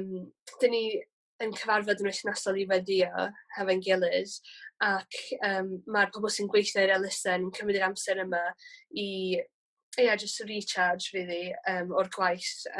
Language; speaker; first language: Welsh; native; Welsh